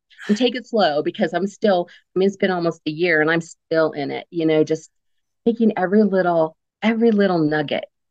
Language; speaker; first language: English; native; English